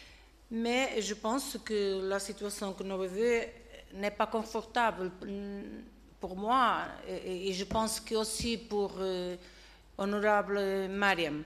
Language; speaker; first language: French; non-native, learner; Portuguese